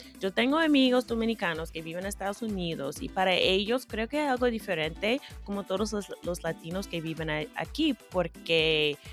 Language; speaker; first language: Spanish; non-native, fluent; English